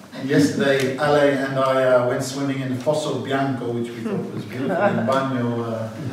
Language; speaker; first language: English; native; English